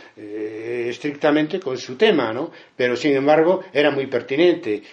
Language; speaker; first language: Spanish; native; Spanish